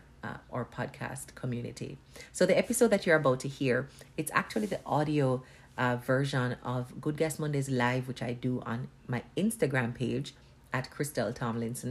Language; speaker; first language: English; non-native, local second language; Jamaican Creole English